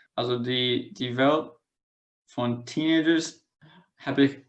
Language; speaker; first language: German; non-native, fluent; English